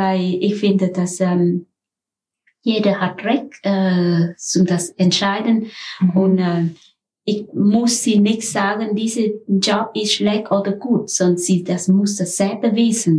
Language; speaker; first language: German; non-native, learner; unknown